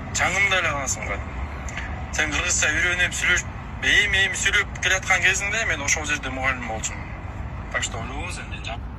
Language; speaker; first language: Kyrgyz; non-native, local second language; Russian